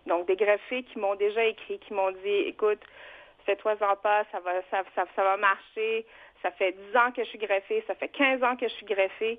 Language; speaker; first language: French; early bilingual, other home language; Vietnamese